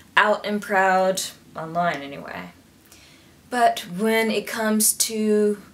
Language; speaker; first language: English; native; English